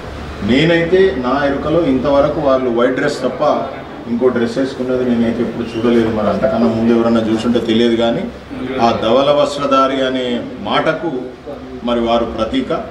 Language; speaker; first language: Telugu; native; Telugu